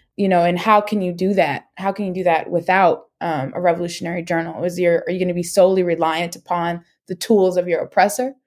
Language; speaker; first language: English; native; English